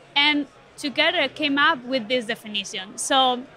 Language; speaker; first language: English; non-native, fluent; Spanish